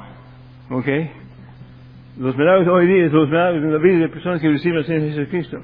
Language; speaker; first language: Spanish; non-native, fluent; English